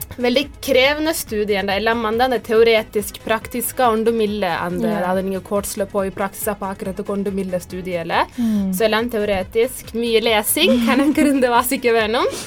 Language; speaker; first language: Norwegian; early bilingual, other home language; Tamil